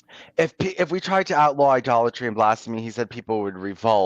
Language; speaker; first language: English; native; English